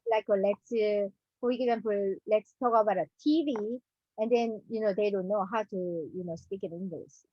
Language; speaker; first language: English; non-native, learner; Korean